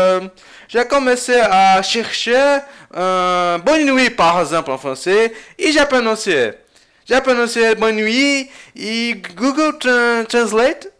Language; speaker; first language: French; non-native, learner; Portuguese